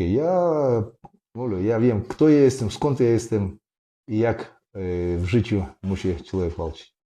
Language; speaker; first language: Polish; non-native, fluent; Russian